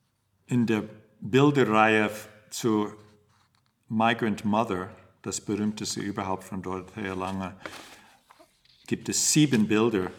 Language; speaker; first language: German; non-native, fluent; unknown